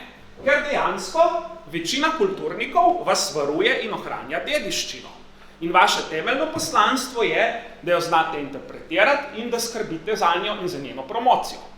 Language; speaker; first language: Slovenian; native; Slovenian